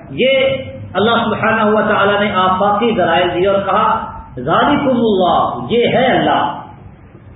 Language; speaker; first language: Urdu; non-native, local second language; Punjabi